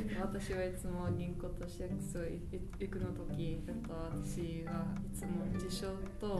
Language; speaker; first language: Japanese; non-native, learner; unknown